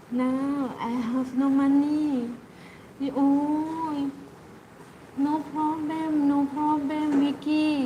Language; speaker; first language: English; non-native, learner; Thai